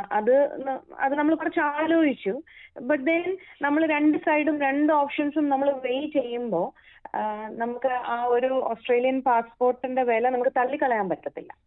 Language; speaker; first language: Malayalam; native; Malayalam